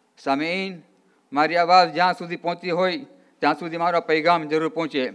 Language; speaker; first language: Gujarati; early bilingual, heritage; Gujarati